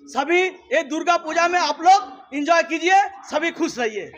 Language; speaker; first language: Hindi; non-native, local second language; Bangla